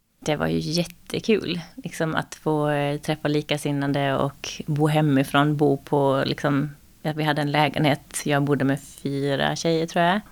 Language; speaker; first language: Swedish; native; Swedish